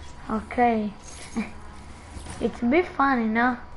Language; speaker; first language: English; non-native, learner; Hebrew